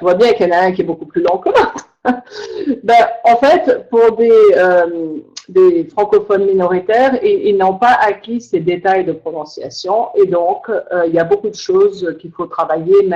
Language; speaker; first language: French; native; French